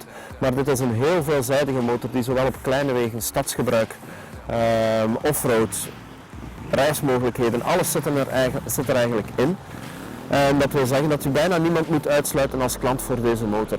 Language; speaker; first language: Dutch; native; Dutch